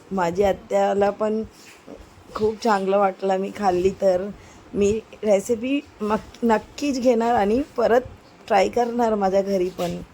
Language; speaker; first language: Marathi; non-native, local second language; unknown